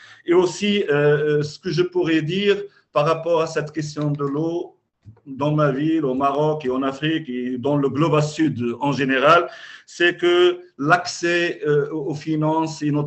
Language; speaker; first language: French; non-native, local second language; Arabic